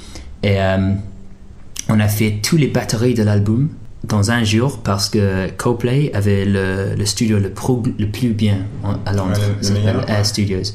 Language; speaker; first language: French; early bilingual, heritage; English